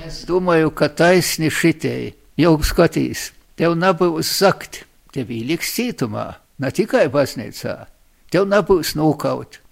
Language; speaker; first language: Latvian; native; Latvian